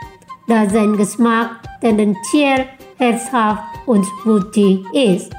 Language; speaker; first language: German; non-native, learner; Indonesian